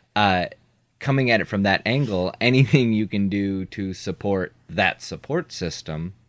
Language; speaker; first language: English; native; English